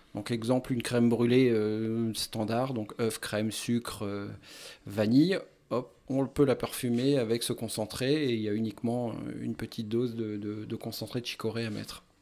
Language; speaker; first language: French; native; French